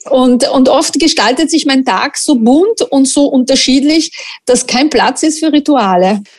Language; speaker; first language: German; non-native, fluent; Italian